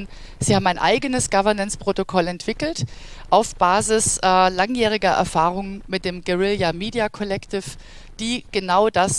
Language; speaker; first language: German; native; German